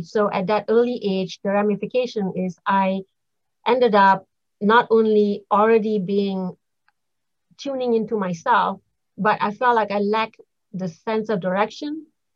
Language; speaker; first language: English; non-native, local second language; Malay